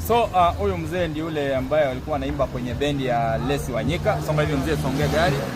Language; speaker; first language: Swahili; native; Swahili